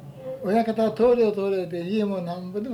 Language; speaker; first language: Japanese; native; Japanese